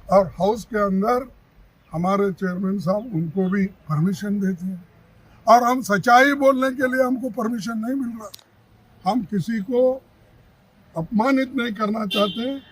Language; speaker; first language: Hindi; non-native, local second language; Kannada